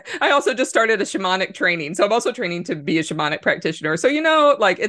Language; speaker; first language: English; native; English